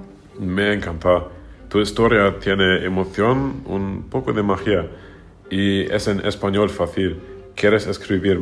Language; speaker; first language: Spanish; non-native, learner; German